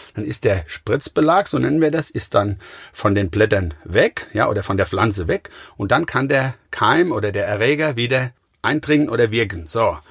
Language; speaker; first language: German; native; German